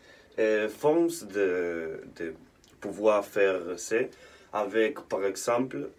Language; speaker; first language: French; non-native, learner; Spanish